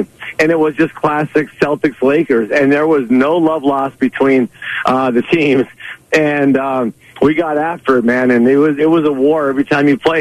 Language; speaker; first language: English; native; English